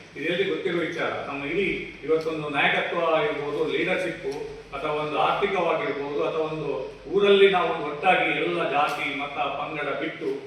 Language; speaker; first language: Kannada; native; Kannada